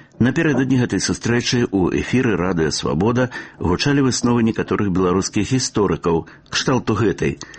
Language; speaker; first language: Belarusian; native; Belarusian